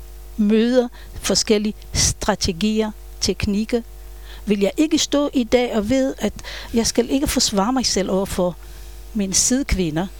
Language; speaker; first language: Danish; non-native, fluent; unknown